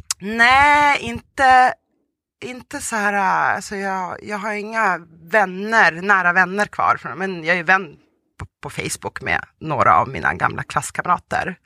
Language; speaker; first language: Swedish; early bilingual, other home language; Russian